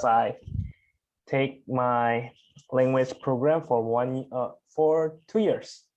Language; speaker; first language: English; non-native, fluent; Indonesian